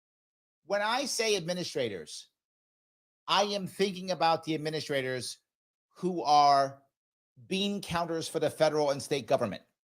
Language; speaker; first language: English; native; English